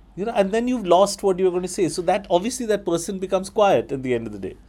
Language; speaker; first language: English; non-native, local second language; Bangla